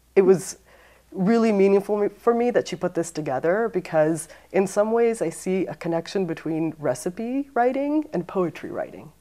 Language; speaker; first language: English; native; English